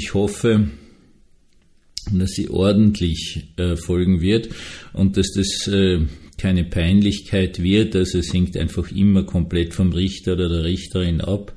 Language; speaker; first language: German; native; German